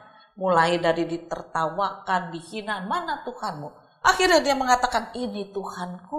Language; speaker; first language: Indonesian; native; Indonesian